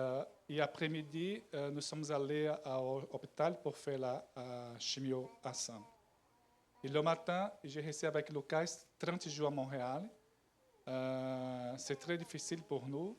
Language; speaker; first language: French; non-native, learner; Portuguese